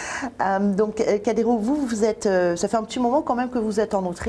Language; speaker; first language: French; non-native, fluent; German